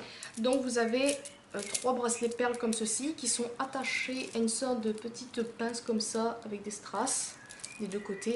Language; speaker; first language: French; native; French